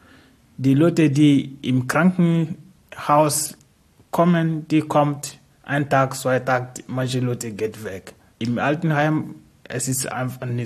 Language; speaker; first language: German; non-native, learner; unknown